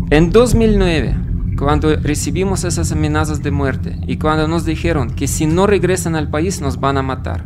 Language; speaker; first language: Spanish; non-native, fluent; Russian